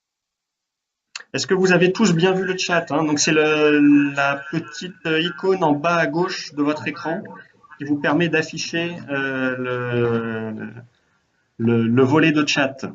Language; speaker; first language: French; native; French